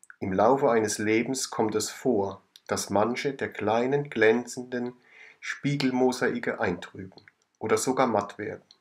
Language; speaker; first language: German; native; German